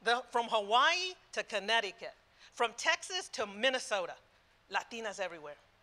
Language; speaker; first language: English; early bilingual, other home language; Spanish